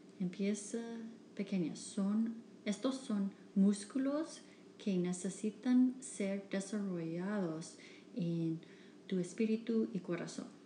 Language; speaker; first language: Spanish; non-native, fluent; English